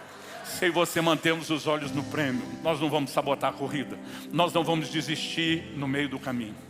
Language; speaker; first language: Portuguese; native; Portuguese